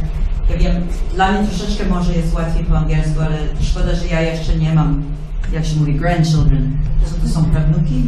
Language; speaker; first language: Polish; early bilingual, heritage; English